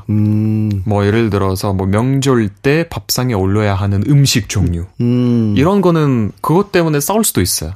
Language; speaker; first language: Korean; non-native, fluent; Russian